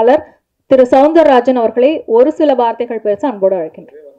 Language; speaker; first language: Tamil; native; Tamil